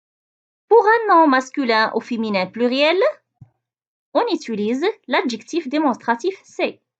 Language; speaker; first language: French; non-native, local second language; Arabic